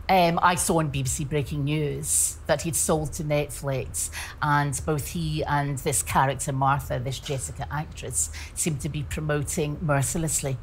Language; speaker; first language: English; native; English